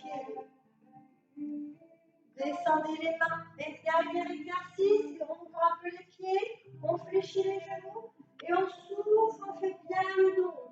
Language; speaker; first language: French; native; French